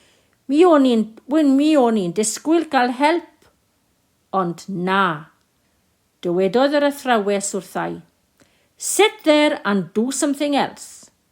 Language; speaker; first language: Welsh; non-native, local second language; English